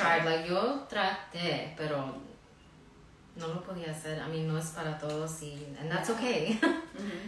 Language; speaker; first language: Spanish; early bilingual, heritage; Spanish